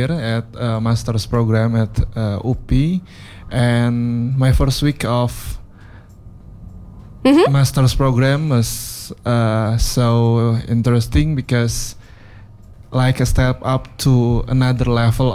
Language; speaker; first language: English; non-native, fluent; Indonesian